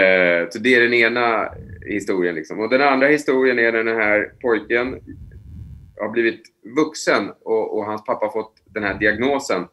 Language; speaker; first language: Swedish; native; Swedish